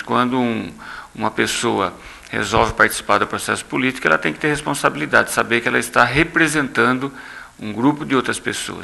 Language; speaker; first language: Portuguese; native; Portuguese